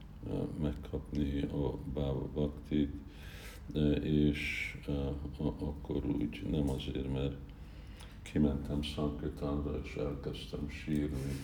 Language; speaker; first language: Hungarian; early bilingual, heritage; Hungarian